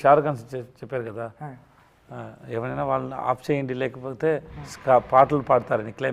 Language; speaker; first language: Telugu; non-native, learner; Tamil